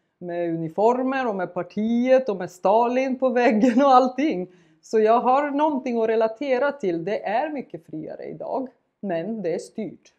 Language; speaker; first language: Swedish; non-native, fluent; Bulgarian